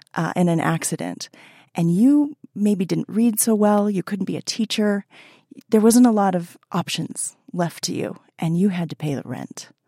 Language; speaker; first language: English; native; English